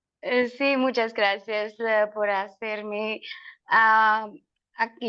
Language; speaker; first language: Spanish; non-native, learner; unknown